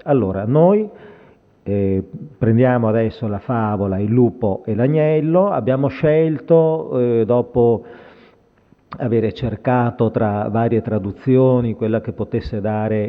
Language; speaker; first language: Italian; native; Italian